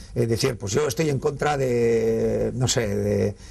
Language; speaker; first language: Spanish; native; Spanish